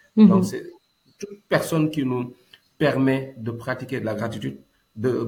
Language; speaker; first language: French; non-native, local second language; Wolof